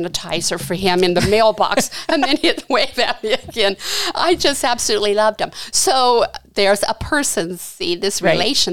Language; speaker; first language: English; native; English